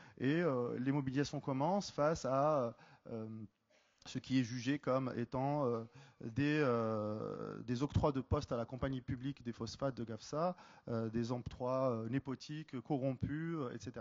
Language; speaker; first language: French; native; French